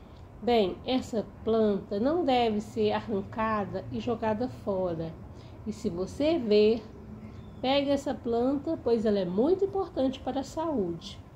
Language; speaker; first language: Portuguese; native; Portuguese